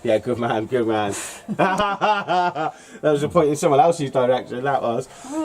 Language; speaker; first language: English; native; English